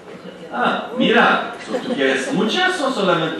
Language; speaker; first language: Spanish; non-native, fluent; French